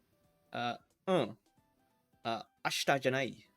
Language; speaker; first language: Japanese; non-native, learner; English